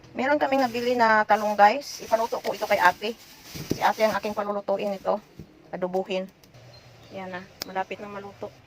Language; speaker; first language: Filipino; non-native, local second language; Cebuano